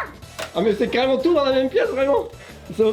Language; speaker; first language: French; native; French